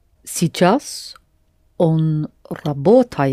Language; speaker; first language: Russian; non-native, learner; English